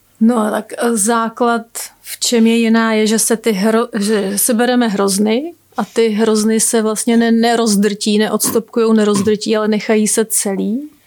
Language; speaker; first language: Czech; native; Czech